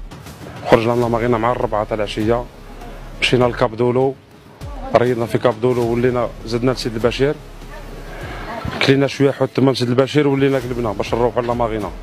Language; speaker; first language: Arabic; early bilingual, heritage; Arabic